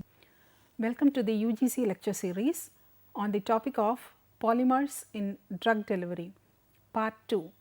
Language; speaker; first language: English; non-native, local second language; Tamil